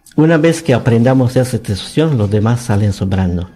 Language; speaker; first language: Spanish; non-native, local second language; Yucateco